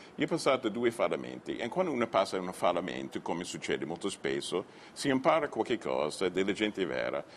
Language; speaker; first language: Italian; non-native, learner; English